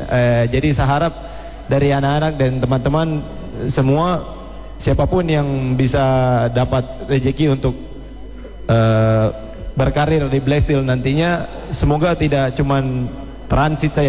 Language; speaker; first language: Indonesian; native; Indonesian